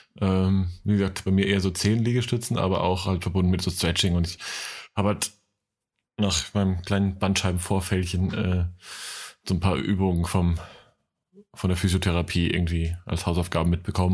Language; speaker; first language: German; native; German